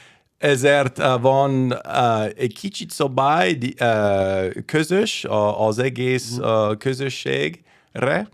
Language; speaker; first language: Hungarian; non-native, learner; English